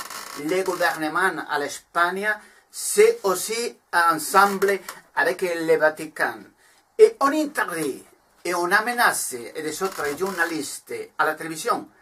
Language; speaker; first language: French; non-native, learner; Spanish